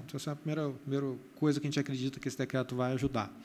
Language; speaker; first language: Portuguese; native; Portuguese